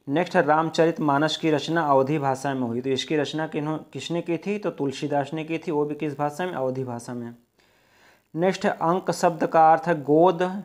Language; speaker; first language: Hindi; native; Hindi